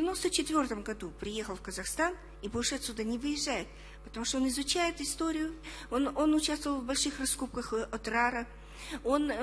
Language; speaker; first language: Russian; native; Russian